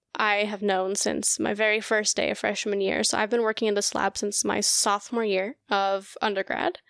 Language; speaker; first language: English; early bilingual, other home language; Russian